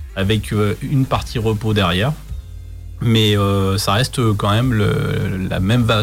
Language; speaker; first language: French; native; French